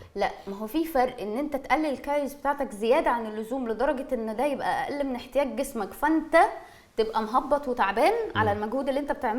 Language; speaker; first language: Arabic; native; Arabic